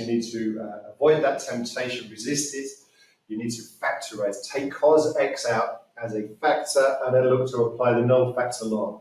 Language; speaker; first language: English; native; English